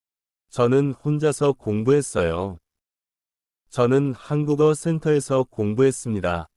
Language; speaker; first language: Korean; non-native, learner; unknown